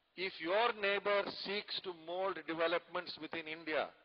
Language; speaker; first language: English; non-native, local second language; Tamil